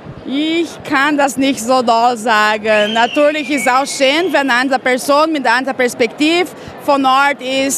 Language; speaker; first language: German; non-native, fluent; Portuguese